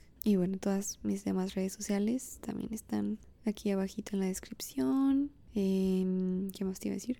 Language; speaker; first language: Spanish; native; Spanish